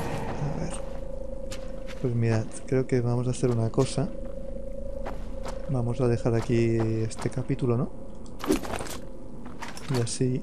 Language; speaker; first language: Spanish; native; Spanish